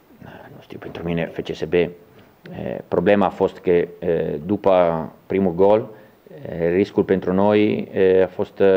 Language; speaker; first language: Romanian; non-native, learner; Italian